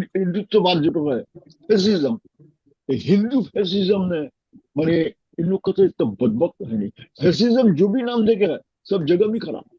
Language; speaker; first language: Hindi; non-native, fluent; Bangla